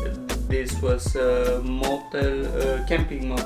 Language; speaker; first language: English; non-native, learner; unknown